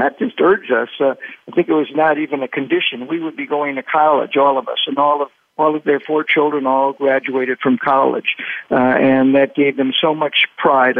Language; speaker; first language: English; native; English